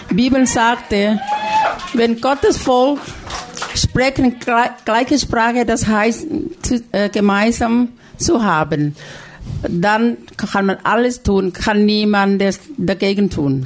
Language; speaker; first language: German; non-native, learner; Thai